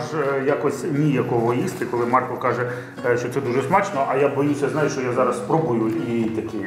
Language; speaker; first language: Ukrainian; native; Ukrainian